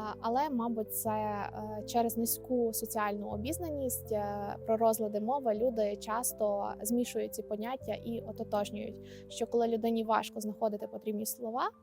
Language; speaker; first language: Ukrainian; native; Ukrainian